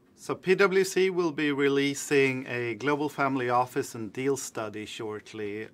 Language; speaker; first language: English; non-native, fluent; Swedish